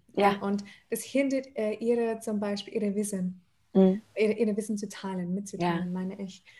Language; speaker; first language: German; non-native, fluent; English